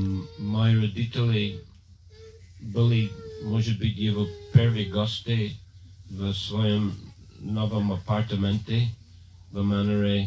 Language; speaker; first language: Russian; non-native, fluent; English